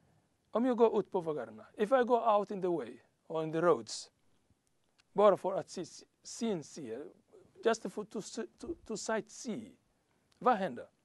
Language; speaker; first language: Swedish; non-native, learner; Somali